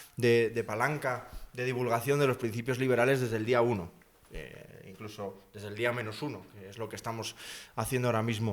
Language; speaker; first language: Spanish; native; Spanish